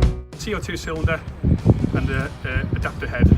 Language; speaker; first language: English; native; English